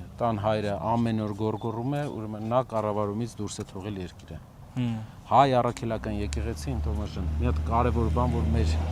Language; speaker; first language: Armenian; native; Armenian